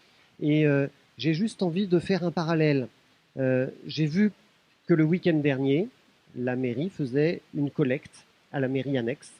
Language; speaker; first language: French; native; French